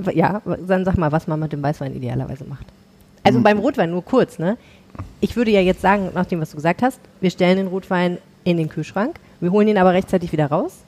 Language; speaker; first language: German; native; German